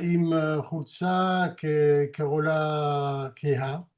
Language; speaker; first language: Hebrew; non-native, learner; French